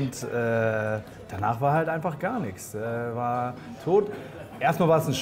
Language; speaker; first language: German; native; German